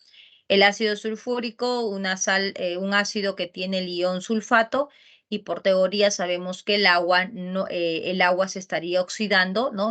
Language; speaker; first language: Spanish; native; Spanish